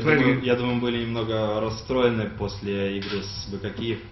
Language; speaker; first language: Russian; native; Russian